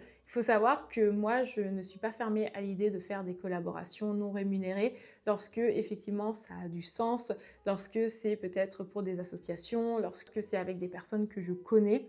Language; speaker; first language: French; native; French